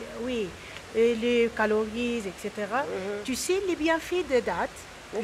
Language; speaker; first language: French; non-native, local second language; Arabic